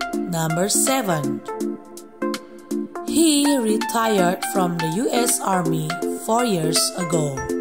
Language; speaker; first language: English; non-native, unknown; Indonesian